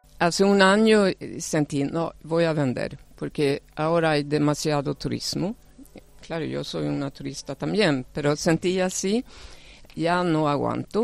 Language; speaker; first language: Spanish; non-native, fluent; Swedish